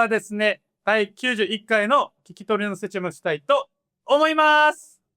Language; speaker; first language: Japanese; non-native, fluent; Korean